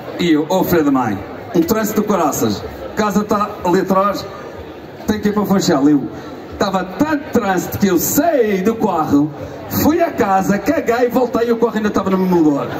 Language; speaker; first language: Portuguese; early bilingual, heritage; Portuguese